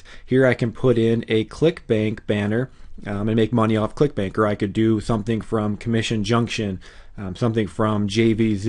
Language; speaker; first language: English; native; English